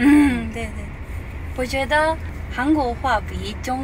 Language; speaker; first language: Chinese; non-native, learner; Japanese